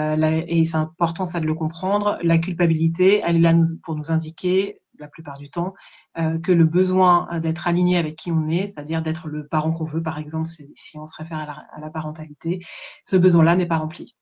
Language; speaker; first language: French; native; French